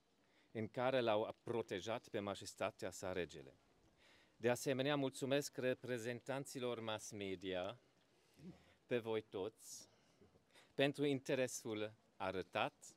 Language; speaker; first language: Romanian; non-native, fluent; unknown